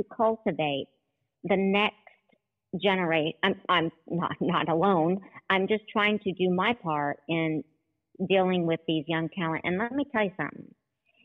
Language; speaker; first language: English; native; English